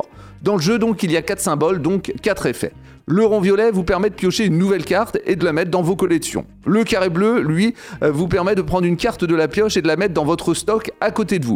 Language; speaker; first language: French; native; French